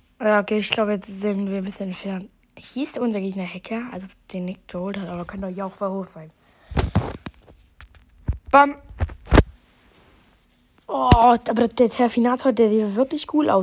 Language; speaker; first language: German; native; German